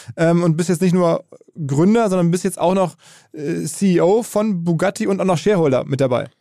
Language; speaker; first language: German; native; German